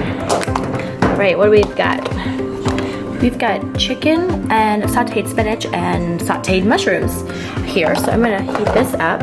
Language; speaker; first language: English; native; English